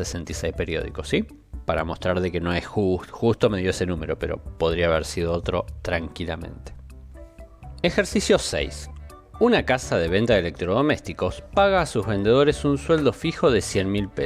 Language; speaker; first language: Spanish; native; Spanish